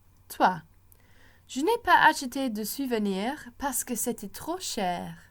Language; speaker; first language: French; non-native, fluent; English